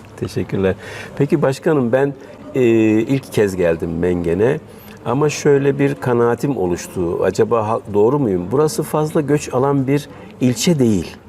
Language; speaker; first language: Turkish; native; Turkish